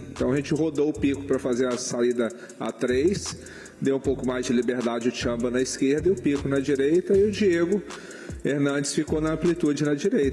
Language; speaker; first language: Portuguese; native; Portuguese